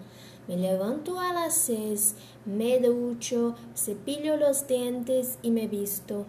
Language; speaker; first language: Spanish; non-native, learner; Portuguese